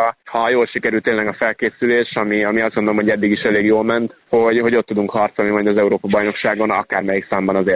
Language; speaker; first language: Hungarian; native; Hungarian